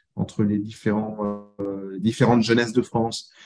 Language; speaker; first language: French; native; French